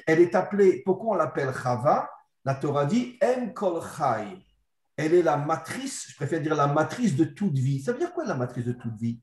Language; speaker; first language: French; native; French